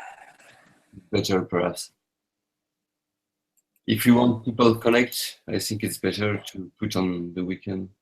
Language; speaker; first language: English; non-native, learner; French